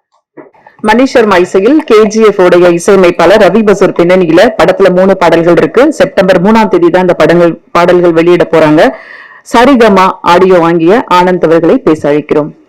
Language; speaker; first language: Tamil; native; Tamil